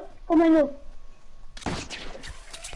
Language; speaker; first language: German; non-native, local second language; Luxembourgish